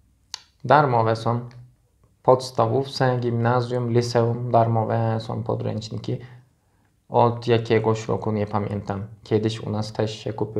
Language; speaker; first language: Polish; non-native, learner; Turkish